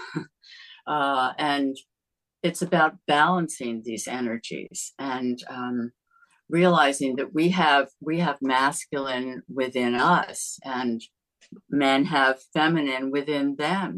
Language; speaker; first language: English; native; English